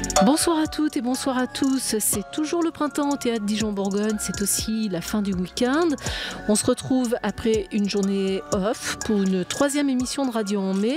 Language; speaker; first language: French; native; French